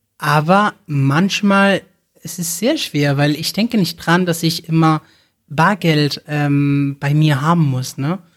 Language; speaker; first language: German; non-native, fluent; Spanish